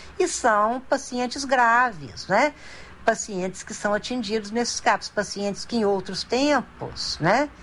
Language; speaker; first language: Portuguese; native; Portuguese